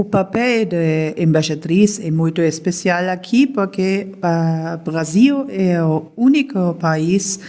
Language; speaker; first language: Portuguese; non-native, learner; German